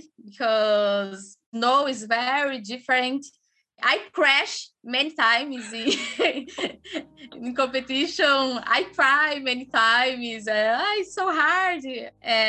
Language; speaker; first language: English; non-native, learner; Portuguese